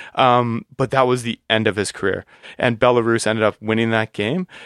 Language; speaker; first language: English; native; English